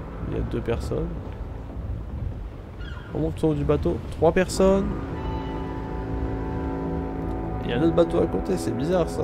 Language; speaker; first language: French; native; French